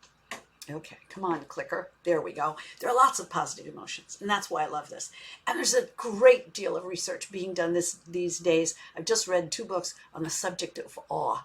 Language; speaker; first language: English; native; English